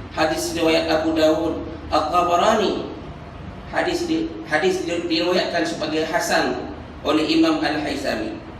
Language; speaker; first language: Malay; native; Malay